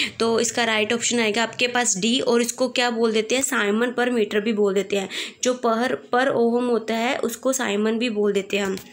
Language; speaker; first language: Hindi; non-native, local second language; Punjabi